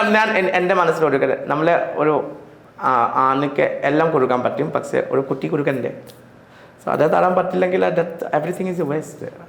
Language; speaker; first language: Malayalam; non-native, learner; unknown